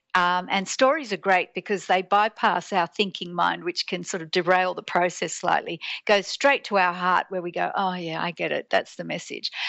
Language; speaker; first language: English; native; English